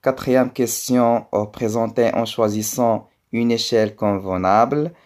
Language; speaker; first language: French; non-native, local second language; Arabic